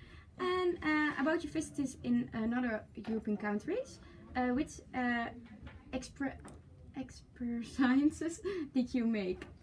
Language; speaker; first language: English; non-native, learner; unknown